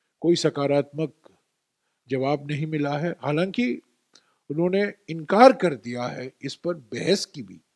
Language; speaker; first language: Hindi; non-native, local second language; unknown